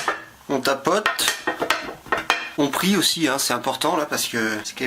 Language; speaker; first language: French; native; French